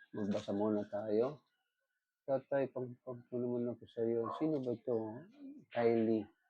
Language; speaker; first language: Filipino; non-native, local second language; Bikol